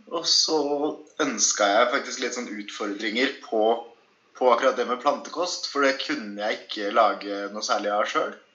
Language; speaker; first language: Norwegian; native; Norwegian